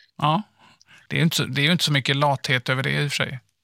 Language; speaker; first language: Swedish; native; Swedish